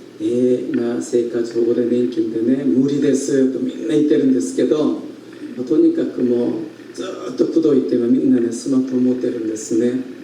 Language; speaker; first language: Japanese; non-native, fluent; Korean